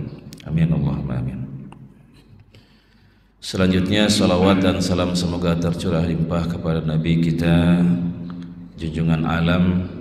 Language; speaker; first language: Indonesian; native; Indonesian